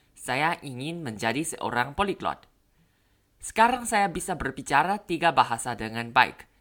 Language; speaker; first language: Indonesian; non-native, learner; Thai